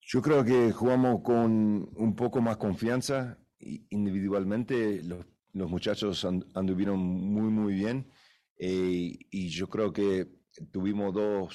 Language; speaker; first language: Spanish; early bilingual, heritage; English